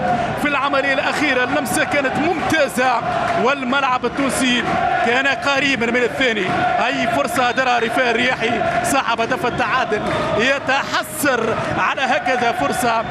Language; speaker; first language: Arabic; native; Arabic